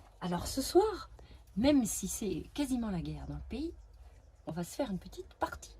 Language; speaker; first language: French; native; French